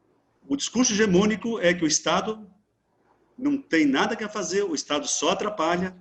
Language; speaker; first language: Portuguese; native; Portuguese